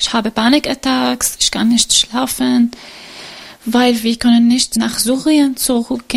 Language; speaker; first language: German; non-native, learner; Arabic